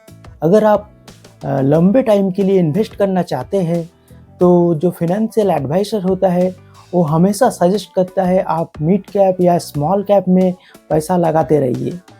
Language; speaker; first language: Hindi; non-native, local second language; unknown